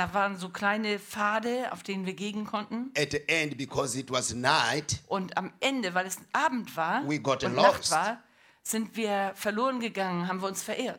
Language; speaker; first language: German; non-native, learner; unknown